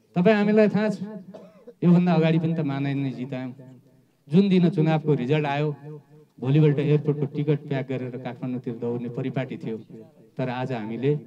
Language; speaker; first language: Nepali; native; Nepali